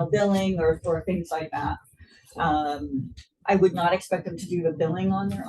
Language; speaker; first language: English; native; English